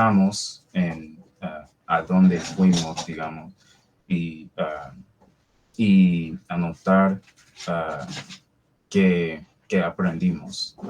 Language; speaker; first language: Spanish; non-native, fluent; English